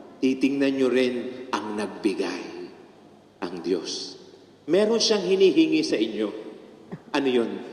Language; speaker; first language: Filipino; native; Filipino